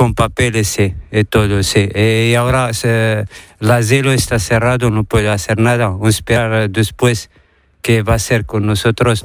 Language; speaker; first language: Spanish; non-native, learner; Arabic